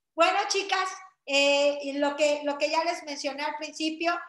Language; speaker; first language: Spanish; native; Spanish